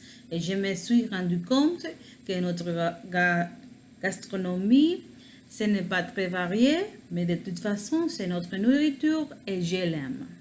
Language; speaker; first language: French; non-native, learner; Spanish